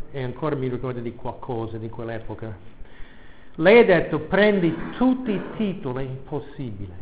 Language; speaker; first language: Italian; non-native, fluent; English